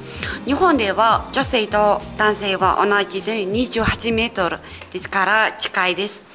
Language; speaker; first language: Japanese; non-native, fluent; Mongolian